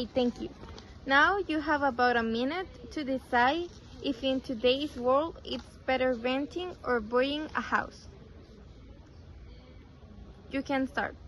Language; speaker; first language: English; non-native, fluent; Spanish